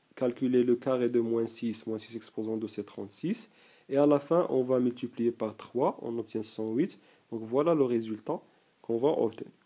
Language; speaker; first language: French; non-native, local second language; Arabic